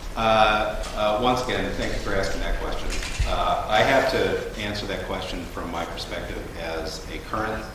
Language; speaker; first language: English; native; English